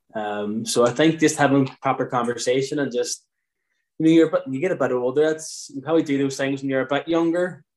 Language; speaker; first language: English; native; English